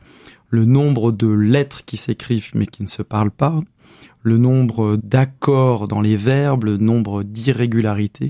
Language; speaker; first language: French; native; French